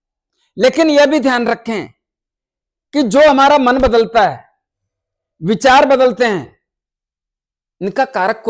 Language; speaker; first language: Hindi; native; Hindi